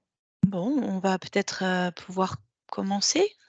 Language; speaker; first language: French; native; French